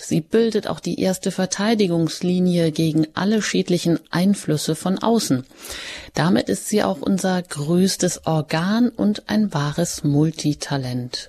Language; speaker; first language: German; native; German